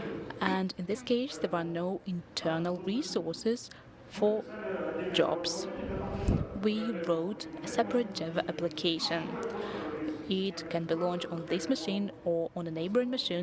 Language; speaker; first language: English; non-native, fluent; Russian